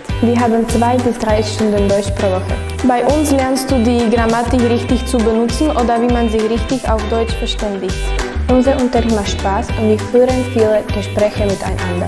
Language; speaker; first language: German; non-native, learner; Slovak